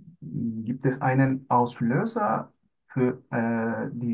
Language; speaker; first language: German; non-native, learner; Turkish